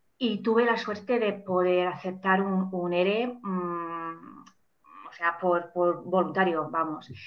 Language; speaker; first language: Spanish; non-native, fluent; English